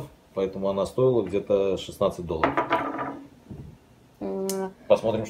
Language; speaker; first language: Russian; native; Russian